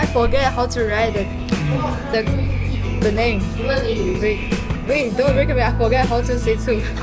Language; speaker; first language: English; non-native, learner; Chinese